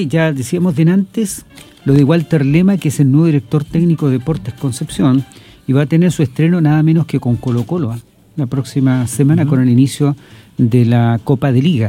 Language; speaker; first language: Spanish; native; Spanish